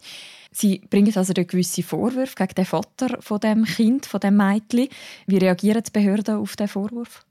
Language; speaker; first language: German; native; German